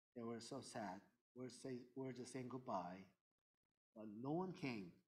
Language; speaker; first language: English; early bilingual, other home language; Korean